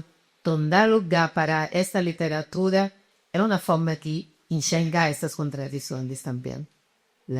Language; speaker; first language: Spanish; non-native, fluent; Portuguese